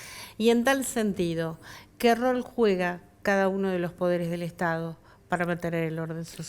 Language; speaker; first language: Spanish; native; Spanish